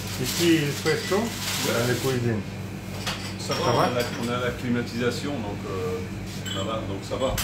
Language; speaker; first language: French; non-native, learner; Russian